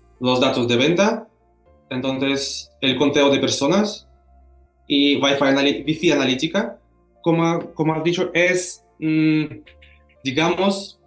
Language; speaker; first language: Spanish; non-native, learner; Russian